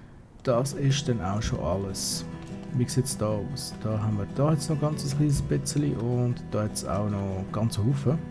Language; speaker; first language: German; native; German